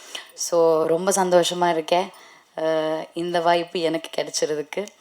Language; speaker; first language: Tamil; non-native, learner; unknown